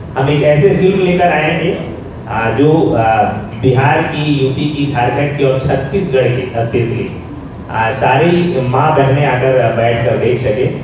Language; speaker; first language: Hindi; native; Hindi